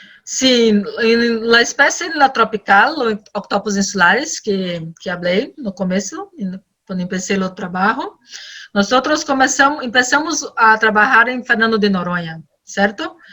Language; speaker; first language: Spanish; non-native, learner; Portuguese